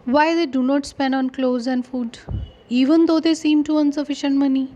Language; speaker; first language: English; non-native, local second language; Punjabi